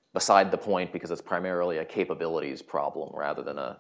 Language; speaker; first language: English; native; English